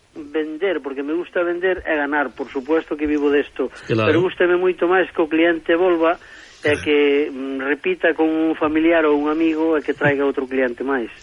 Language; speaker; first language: Galician; native; Galician